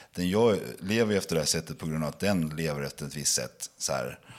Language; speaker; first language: Swedish; native; Swedish